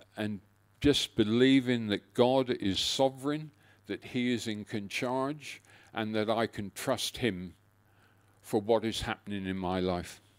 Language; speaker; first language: English; native; English